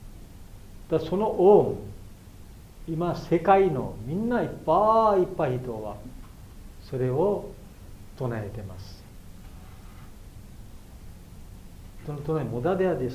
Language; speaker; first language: Japanese; non-native, fluent; Bangla